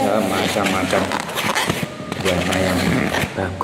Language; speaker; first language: Indonesian; native; Indonesian